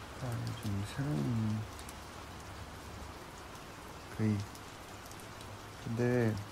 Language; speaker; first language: Korean; non-native, learner; Chinese